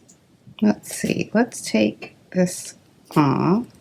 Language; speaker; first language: English; native; English